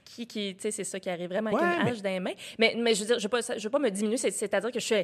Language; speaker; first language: French; native; French